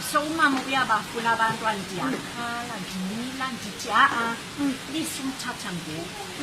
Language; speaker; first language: Xhosa; non-native, local second language; English